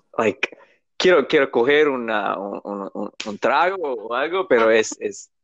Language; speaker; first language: Spanish; non-native, learner; English